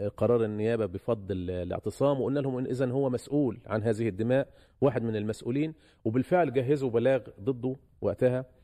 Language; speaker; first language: Arabic; native; Arabic